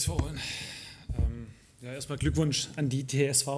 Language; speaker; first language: German; native; German